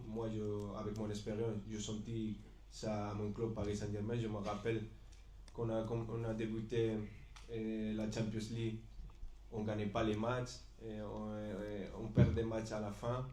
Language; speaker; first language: French; non-native, fluent; Spanish